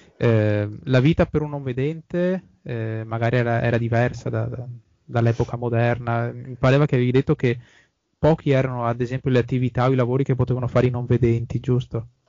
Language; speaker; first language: Italian; native; Italian